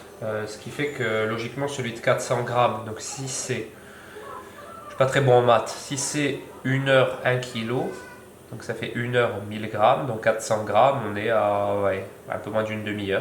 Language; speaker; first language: French; native; French